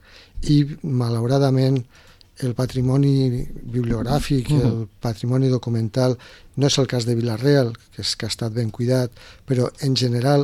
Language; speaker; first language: Catalan; native; Catalan